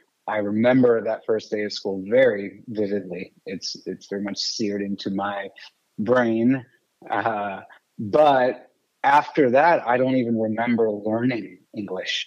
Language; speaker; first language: English; early bilingual, other home language; French